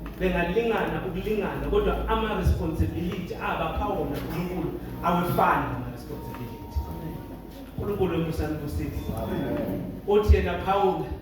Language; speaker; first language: Zulu; native; Zulu